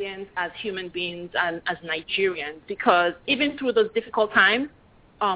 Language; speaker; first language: English; non-native, local second language; Yoruba